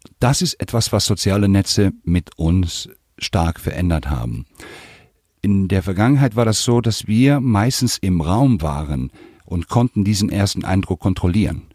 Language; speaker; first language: German; non-native, fluent; Spanish